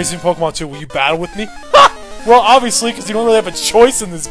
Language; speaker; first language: English; native; English